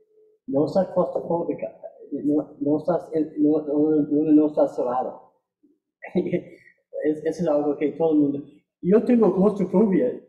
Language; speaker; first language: Spanish; non-native, fluent; English